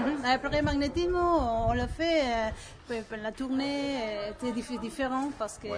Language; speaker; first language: French; non-native, learner; Spanish